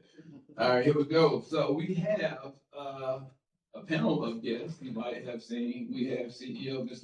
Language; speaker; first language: English; native; English